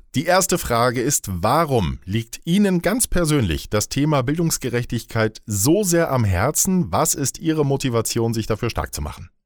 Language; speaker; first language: German; native; German